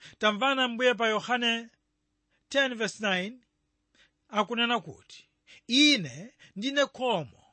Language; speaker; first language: Nyanja; native; Nyanja